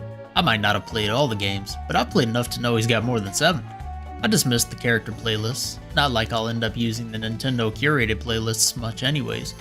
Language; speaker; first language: English; native; English